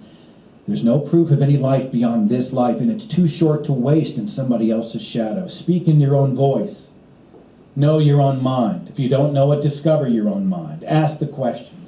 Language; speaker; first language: English; native; English